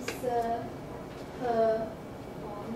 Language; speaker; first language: Chinese; non-native, learner; English